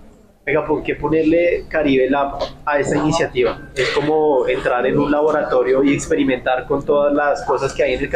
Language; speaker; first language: Spanish; native; Spanish